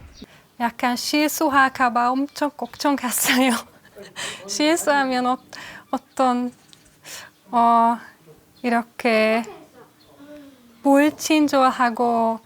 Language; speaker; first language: Korean; non-native, fluent; Hungarian